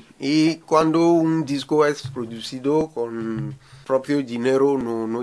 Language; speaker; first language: Spanish; non-native, learner; Ewe